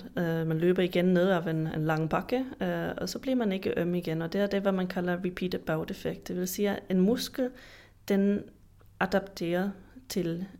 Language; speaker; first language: Danish; non-native, fluent; German